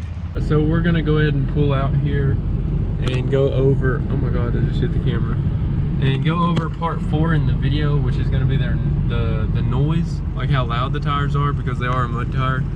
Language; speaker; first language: English; native; English